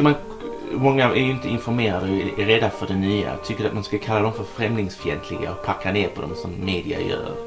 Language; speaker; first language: Swedish; native; Swedish